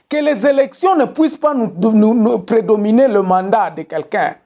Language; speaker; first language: French; non-native, local second language; Lingala